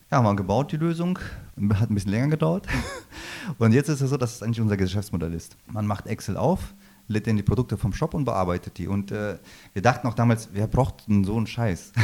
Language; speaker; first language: German; early bilingual, other home language; Low German